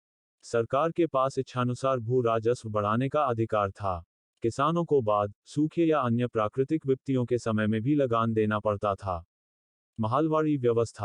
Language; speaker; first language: Hindi; native; Hindi